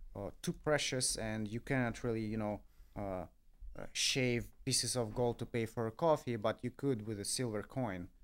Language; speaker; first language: English; non-native, fluent; Russian